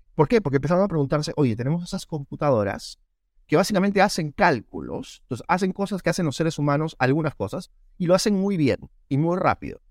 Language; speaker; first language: Spanish; native; Spanish